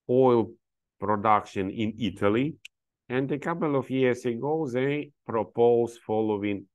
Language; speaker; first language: English; non-native, learner; Ukrainian